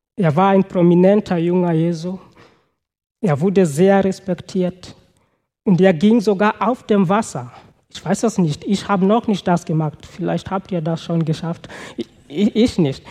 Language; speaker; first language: German; non-native, fluent; Swahili